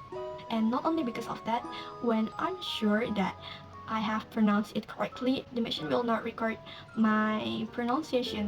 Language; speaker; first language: English; non-native, learner; Indonesian